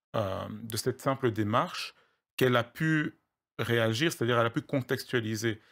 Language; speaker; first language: French; native; French